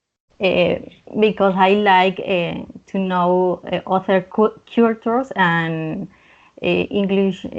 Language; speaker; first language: English; non-native, learner; Spanish